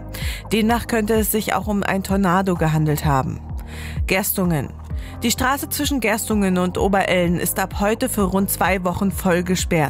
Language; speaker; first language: German; native; German